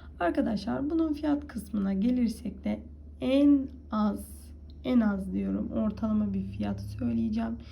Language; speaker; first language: Turkish; native; Turkish